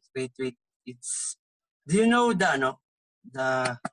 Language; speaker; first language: English; non-native, local second language; Filipino